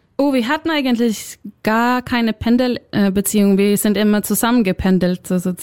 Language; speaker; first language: German; non-native, fluent; Swedish